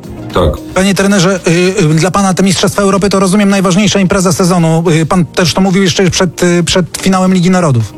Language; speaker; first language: Polish; native; Polish